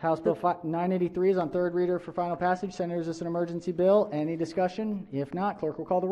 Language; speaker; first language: English; native; English